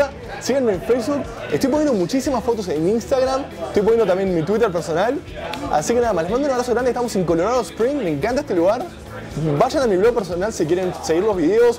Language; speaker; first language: Spanish; native; Spanish